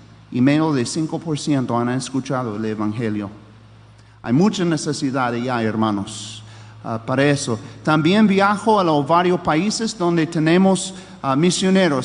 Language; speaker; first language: Spanish; non-native, fluent; English